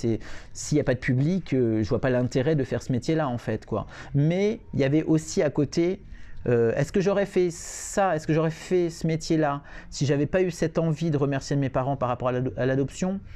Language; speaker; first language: French; native; French